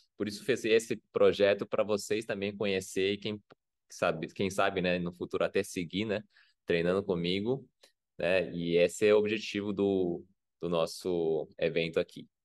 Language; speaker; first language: Portuguese; non-native, fluent; Chinese